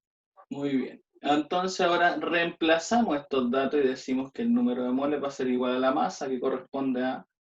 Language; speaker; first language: Spanish; native; Spanish